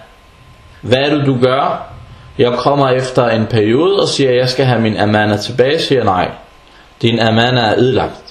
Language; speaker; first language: Danish; non-native, fluent; Arabic